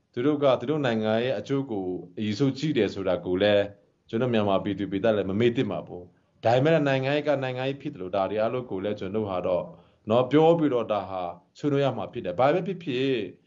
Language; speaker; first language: Burmese; non-native, local second language; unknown